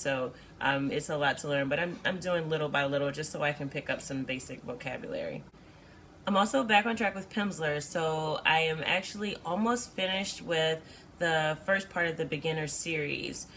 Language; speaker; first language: English; native; English